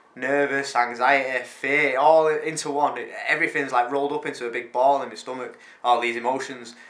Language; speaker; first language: English; native; English